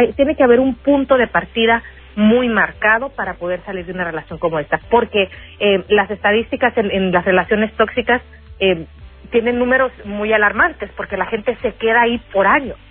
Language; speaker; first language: Spanish; native; Spanish